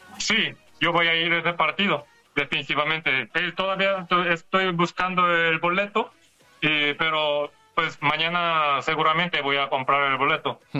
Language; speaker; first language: Spanish; non-native, learner; Korean